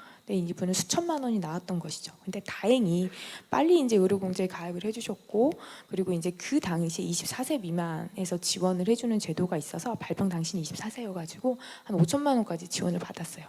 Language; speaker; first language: Korean; native; Korean